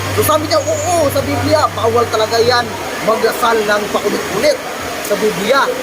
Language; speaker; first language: Filipino; non-native, local second language; Cebuano